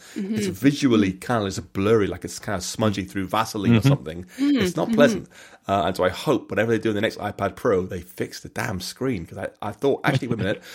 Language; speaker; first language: English; native; English